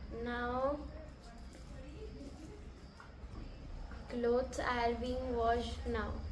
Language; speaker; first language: English; non-native, learner; Marathi